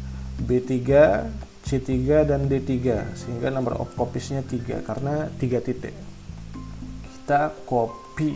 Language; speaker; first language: Indonesian; native; Indonesian